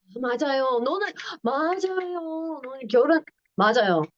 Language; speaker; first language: Korean; non-native, learner; English